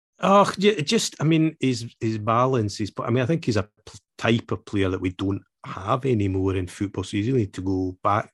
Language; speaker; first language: English; native; English